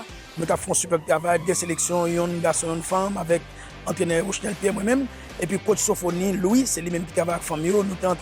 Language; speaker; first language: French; non-native, local second language; Haitian Creole